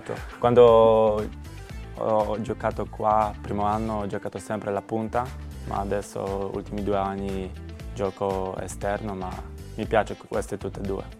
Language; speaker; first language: Italian; non-native, learner; Polish